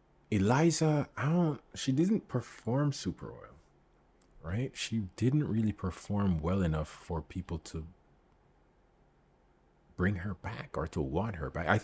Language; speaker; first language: English; native; English